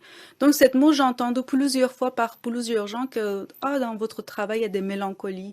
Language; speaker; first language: French; non-native, fluent; Persian